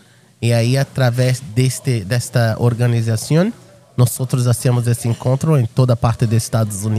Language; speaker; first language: Spanish; non-native, fluent; Portuguese